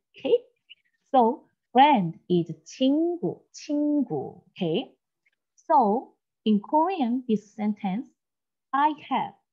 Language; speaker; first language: English; non-native, learner; Korean